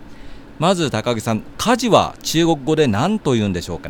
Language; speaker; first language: Japanese; native; Japanese